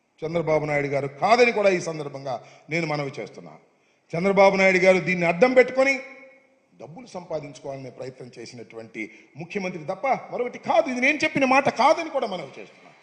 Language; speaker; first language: Telugu; native; Telugu